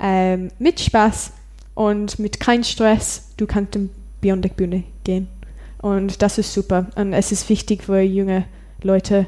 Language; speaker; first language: German; non-native, learner; English